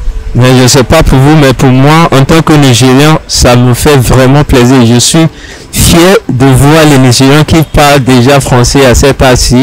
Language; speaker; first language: French; non-native, fluent; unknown